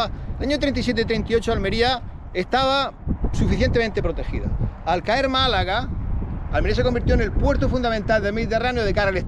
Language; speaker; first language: Spanish; native; Spanish